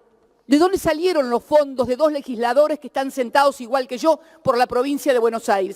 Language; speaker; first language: Spanish; native; Spanish